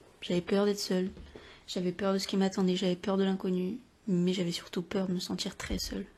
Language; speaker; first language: French; native; French